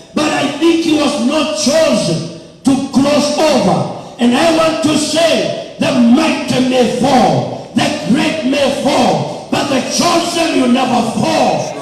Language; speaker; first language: English; non-native, local second language; Swahili